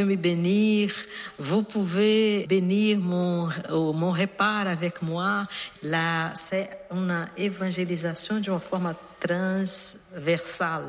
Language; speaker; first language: French; non-native, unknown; Portuguese